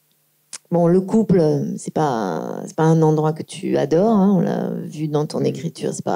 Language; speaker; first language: French; native; French